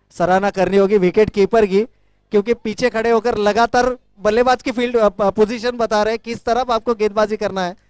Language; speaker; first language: Hindi; non-native, local second language; Marathi